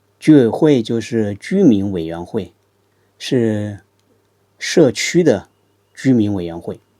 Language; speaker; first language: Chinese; native; Chinese